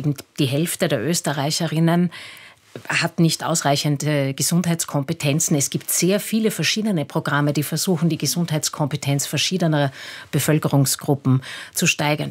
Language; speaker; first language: German; native; German